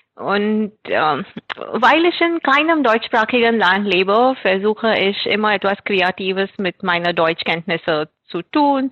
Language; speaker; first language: German; non-native, fluent; Marathi